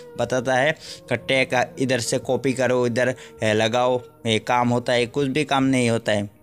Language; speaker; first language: Hindi; non-native, local second language; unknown